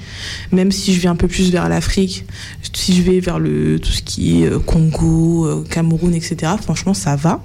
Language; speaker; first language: French; native; French